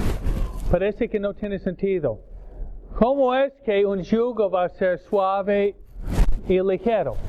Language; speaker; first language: Spanish; non-native, fluent; English